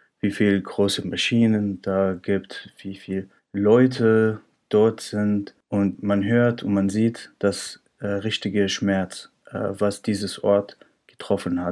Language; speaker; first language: German; non-native, fluent; Arabic